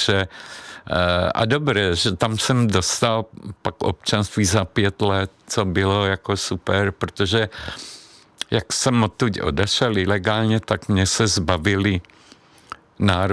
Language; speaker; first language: Czech; non-native, fluent; Hungarian